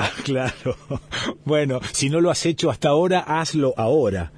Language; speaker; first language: Spanish; native; Spanish